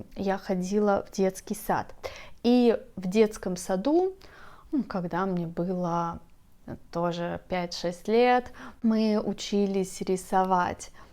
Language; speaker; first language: Russian; native; Russian